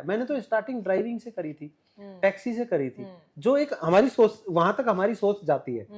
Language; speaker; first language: Hindi; native; Hindi